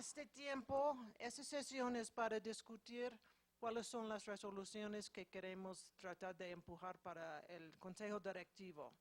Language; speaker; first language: Spanish; non-native, fluent; English